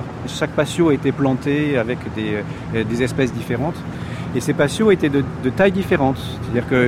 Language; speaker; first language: French; native; French